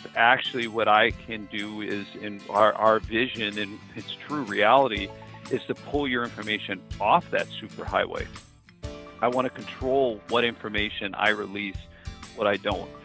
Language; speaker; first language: English; native; English